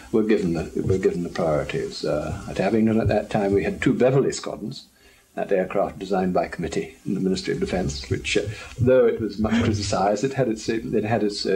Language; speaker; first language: English; native; English